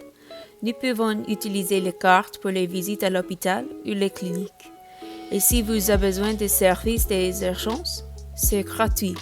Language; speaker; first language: French; non-native, learner; English